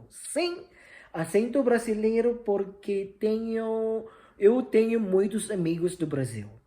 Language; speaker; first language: Portuguese; non-native, learner; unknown